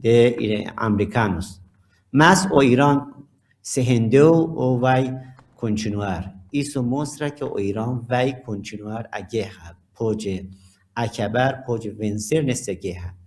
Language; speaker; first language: Portuguese; non-native, learner; Persian